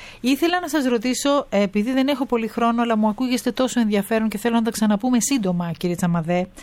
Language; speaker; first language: Greek; native; Greek